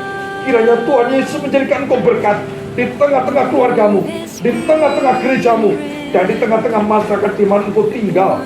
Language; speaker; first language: Indonesian; native; Indonesian